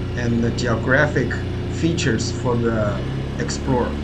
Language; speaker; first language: English; non-native, fluent; Chinese